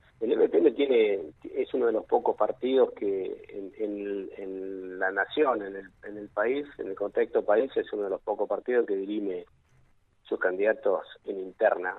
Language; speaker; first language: Spanish; native; Spanish